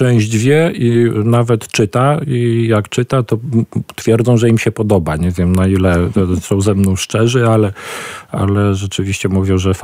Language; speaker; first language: Polish; native; Polish